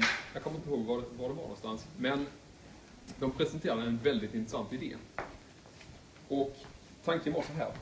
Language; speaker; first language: Swedish; native; Swedish